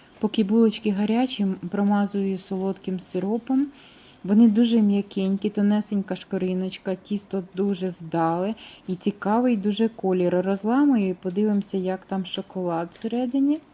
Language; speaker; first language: Ukrainian; native; Ukrainian